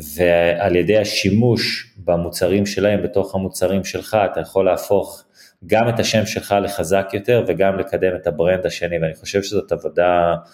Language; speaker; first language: Hebrew; early bilingual, heritage; Hebrew